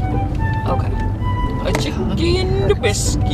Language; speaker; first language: English; native; English